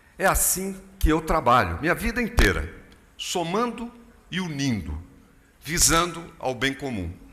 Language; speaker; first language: Portuguese; native; Portuguese